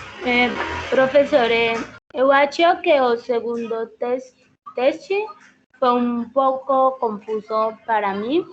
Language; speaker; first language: Portuguese; non-native, learner; Spanish